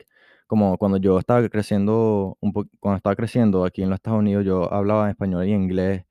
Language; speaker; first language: Spanish; early bilingual, heritage; Spanish